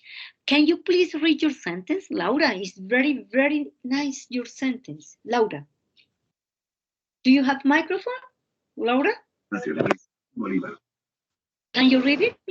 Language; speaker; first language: English; non-native, fluent; Spanish